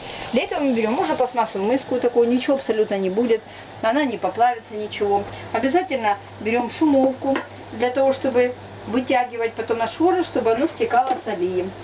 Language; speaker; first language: Russian; native; Russian